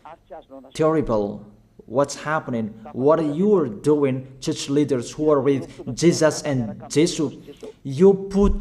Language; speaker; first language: English; non-native, fluent; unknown